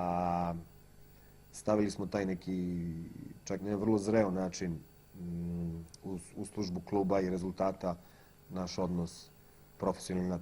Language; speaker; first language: Bosnian; native; Bosnian